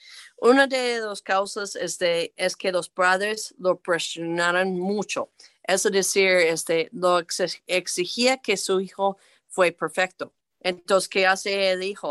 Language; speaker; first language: Spanish; non-native, fluent; English